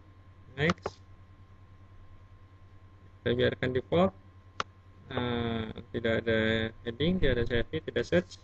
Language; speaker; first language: Indonesian; native; Indonesian